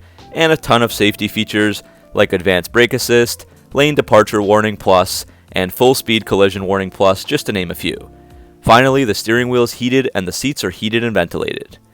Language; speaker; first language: English; native; English